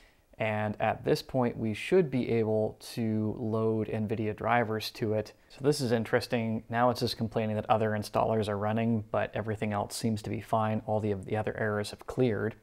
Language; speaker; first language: English; native; English